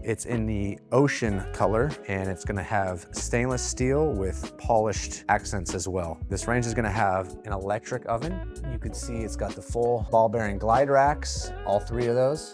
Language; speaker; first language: English; native; English